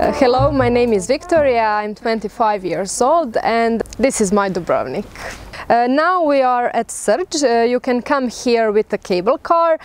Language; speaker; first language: English; non-native, fluent; Croatian